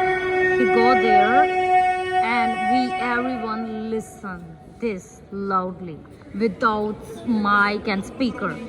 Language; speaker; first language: English; non-native, local second language; Punjabi